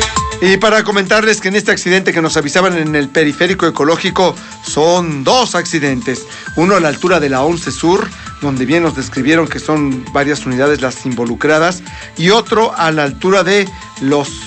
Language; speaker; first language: Spanish; native; Spanish